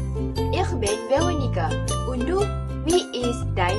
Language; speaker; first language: German; non-native, learner; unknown